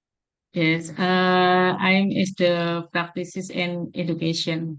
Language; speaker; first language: English; non-native, learner; Indonesian